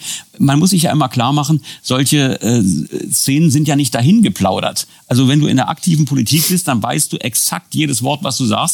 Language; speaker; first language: German; native; German